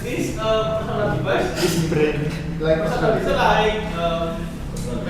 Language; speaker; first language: English; non-native, learner; Indonesian